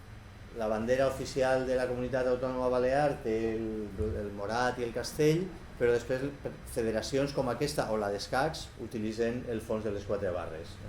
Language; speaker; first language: Catalan; native; Catalan